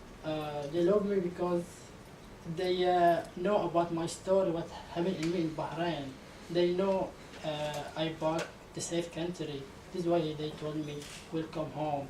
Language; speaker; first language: English; non-native, learner; Arabic